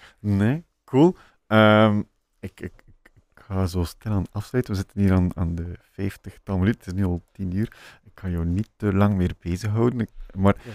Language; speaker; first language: Dutch; native; Dutch